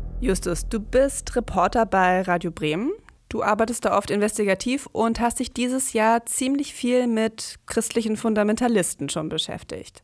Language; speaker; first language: German; native; German